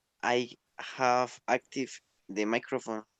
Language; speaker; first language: English; non-native, learner; Spanish